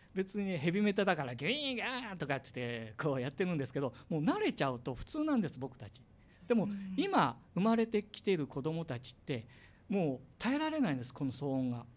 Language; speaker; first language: Japanese; native; Japanese